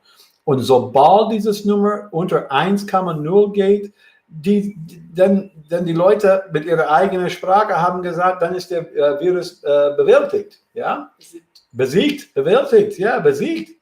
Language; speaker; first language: German; non-native, fluent; English